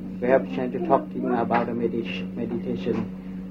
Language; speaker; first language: English; non-native, learner; Vietnamese